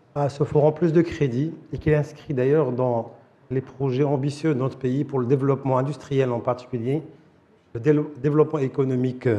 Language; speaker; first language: French; non-native, local second language; Arabic